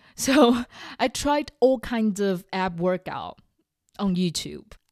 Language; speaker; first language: English; non-native, fluent; Chinese